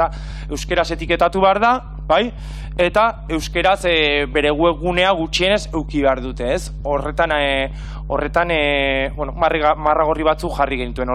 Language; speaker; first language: Basque; native; Basque